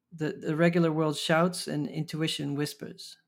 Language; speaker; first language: English; early bilingual, other home language; Dutch